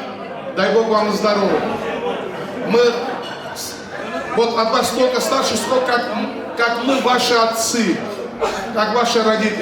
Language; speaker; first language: Russian; non-native, local second language; Turkmen